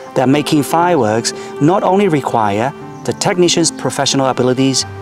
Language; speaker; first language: English; non-native, fluent; Chinese